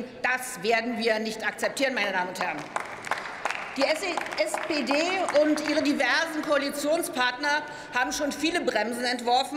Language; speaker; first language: German; native; German